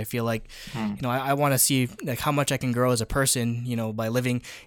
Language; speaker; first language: English; early bilingual, other home language; Filipino